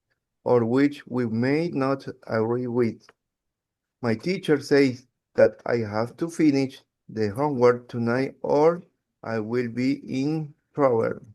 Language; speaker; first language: English; non-native, learner; Spanish